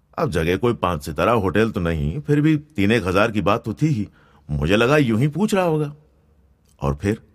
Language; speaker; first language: Hindi; non-native, local second language; Gujarati